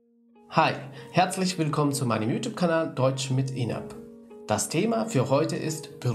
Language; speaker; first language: German; non-native, fluent; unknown